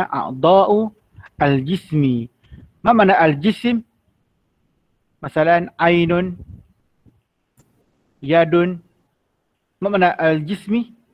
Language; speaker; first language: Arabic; non-native, fluent; Malay